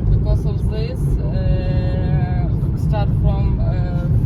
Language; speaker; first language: English; non-native, learner; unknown